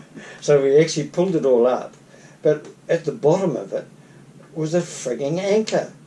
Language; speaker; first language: English; native; English